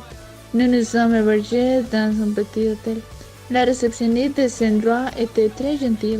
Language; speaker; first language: French; non-native, learner; Spanish